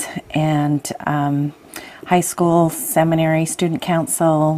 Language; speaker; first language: English; native; English